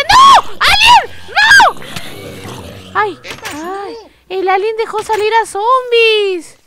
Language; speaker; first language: Spanish; native; Spanish